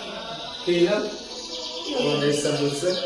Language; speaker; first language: English; non-native, learner; Indonesian